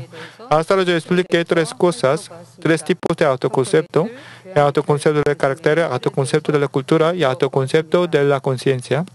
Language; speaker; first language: Spanish; non-native, learner; Korean